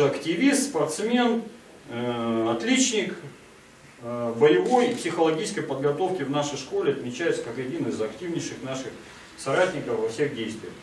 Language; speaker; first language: Russian; native; Russian